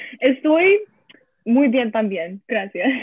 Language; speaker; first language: Spanish; non-native, learner; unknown